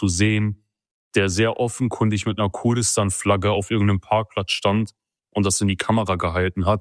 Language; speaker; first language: German; early bilingual, other home language; Kurdish